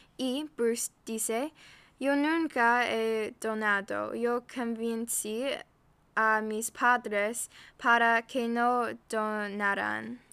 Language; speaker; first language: Spanish; non-native, learner; English